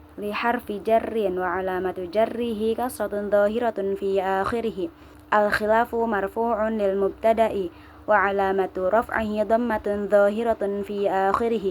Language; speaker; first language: Arabic; non-native, learner; Indonesian